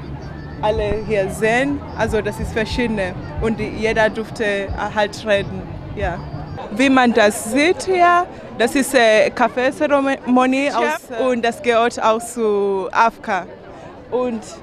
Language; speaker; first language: German; non-native, fluent; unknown